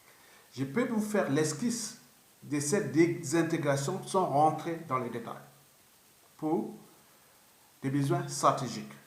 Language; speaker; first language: French; non-native, local second language; Lingala